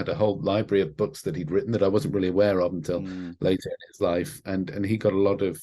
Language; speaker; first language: English; native; English